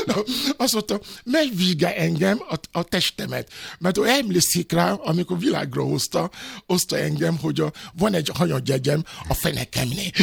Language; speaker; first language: Hungarian; non-native, fluent; Yoruba